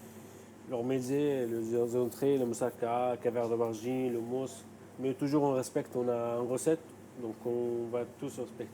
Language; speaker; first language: French; non-native, fluent; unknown